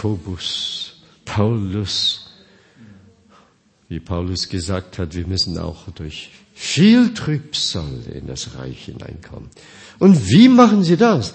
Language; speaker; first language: German; non-native, fluent; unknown